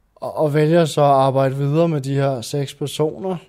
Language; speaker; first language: Danish; native; Danish